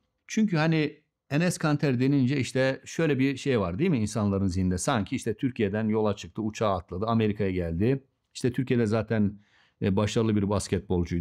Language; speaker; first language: Turkish; native; Turkish